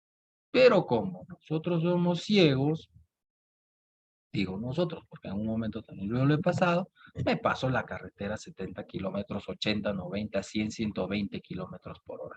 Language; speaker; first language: Spanish; native; Spanish